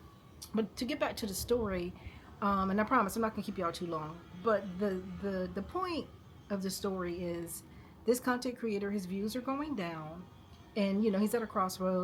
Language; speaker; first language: English; native; English